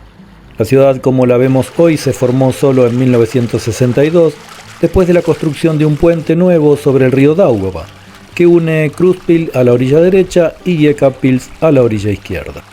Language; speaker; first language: Spanish; native; Spanish